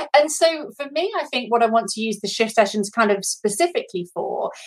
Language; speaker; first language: English; native; English